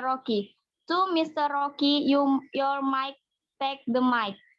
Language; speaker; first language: English; non-native, learner; Indonesian